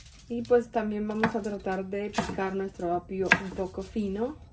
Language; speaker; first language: Spanish; native; Spanish